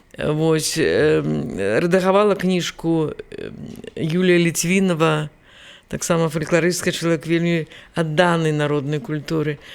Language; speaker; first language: Belarusian; native; Belarusian